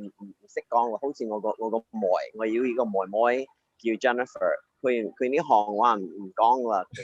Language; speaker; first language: Cantonese; early bilingual, heritage; Cantonese